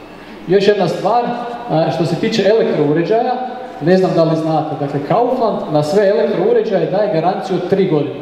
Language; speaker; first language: Croatian; native; Croatian